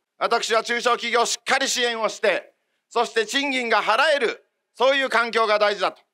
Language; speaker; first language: Japanese; native; Japanese